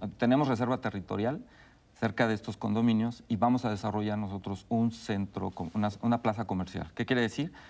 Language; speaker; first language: Spanish; native; Spanish